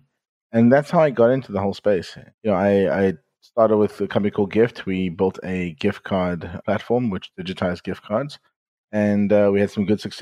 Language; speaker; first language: English; native; English